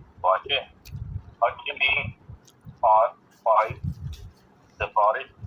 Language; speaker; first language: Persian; non-native, learner; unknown